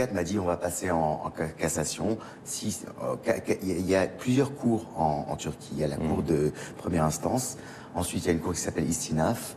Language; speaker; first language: French; native; French